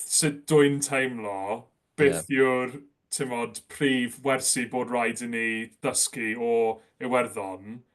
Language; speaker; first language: Welsh; non-native, local second language; English